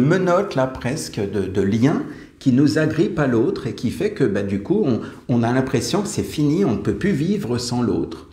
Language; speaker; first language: French; native; French